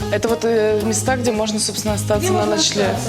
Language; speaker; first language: Russian; native; Russian